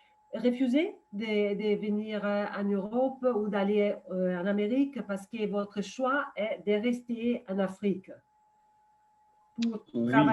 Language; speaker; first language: French; non-native, fluent; Italian